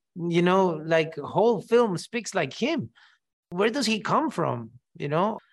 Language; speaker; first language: English; non-native, fluent; Spanish